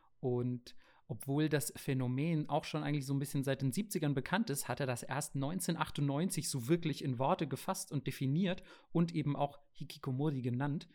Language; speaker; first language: German; native; German